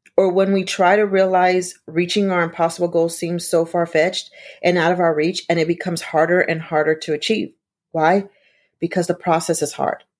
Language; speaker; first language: English; early bilingual, other home language; Spanish